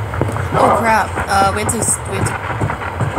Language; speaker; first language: English; native; English